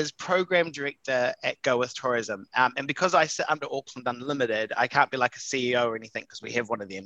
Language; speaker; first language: English; native; English